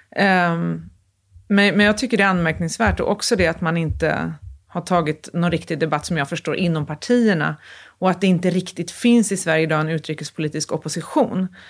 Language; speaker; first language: Swedish; native; Swedish